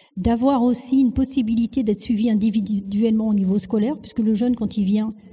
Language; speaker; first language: French; early bilingual, other home language; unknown